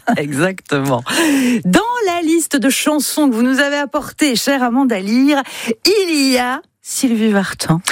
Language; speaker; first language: French; native; French